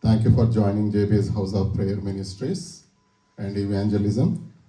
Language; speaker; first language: English; non-native, local second language; Telugu